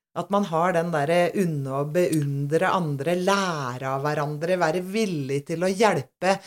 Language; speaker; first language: Norwegian; native; Norwegian